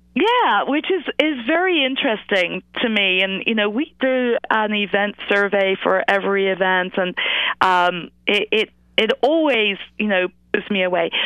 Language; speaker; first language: English; native; English